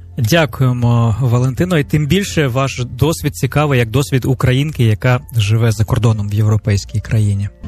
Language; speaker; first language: Ukrainian; native; Ukrainian